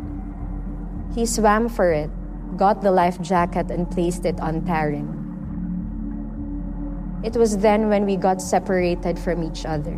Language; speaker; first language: English; non-native, local second language; Waray